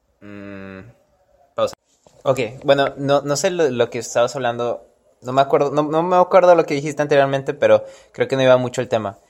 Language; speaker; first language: Spanish; early bilingual, heritage; Spanish